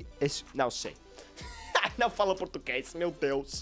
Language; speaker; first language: Portuguese; non-native, learner; English